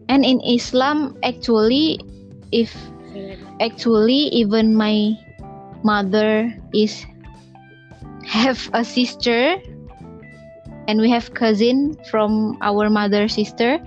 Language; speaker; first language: English; non-native, learner; Indonesian